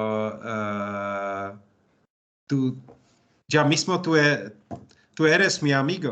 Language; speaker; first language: Spanish; non-native, learner; Czech